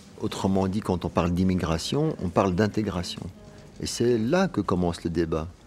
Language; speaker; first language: French; early bilingual, other home language; Arabic